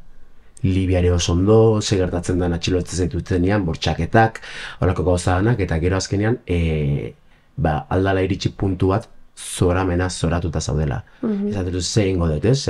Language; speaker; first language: Basque; early bilingual, other home language; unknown